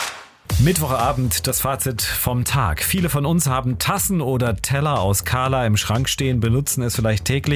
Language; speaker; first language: German; native; German